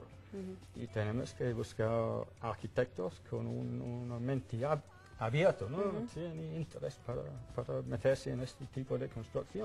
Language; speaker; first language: Spanish; non-native, fluent; English